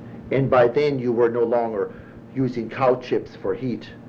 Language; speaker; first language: English; early bilingual, other home language; German